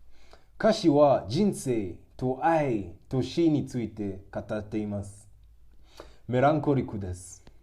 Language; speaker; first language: Japanese; non-native, learner; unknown